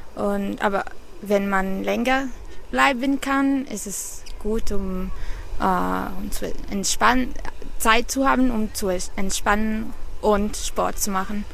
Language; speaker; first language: German; non-native, fluent; Italian